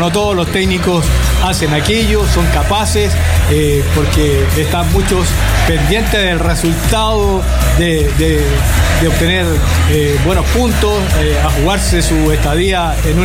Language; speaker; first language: Spanish; native; Spanish